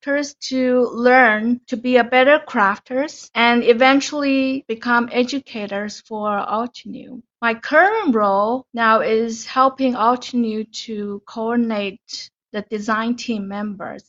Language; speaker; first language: English; non-native, fluent; Chinese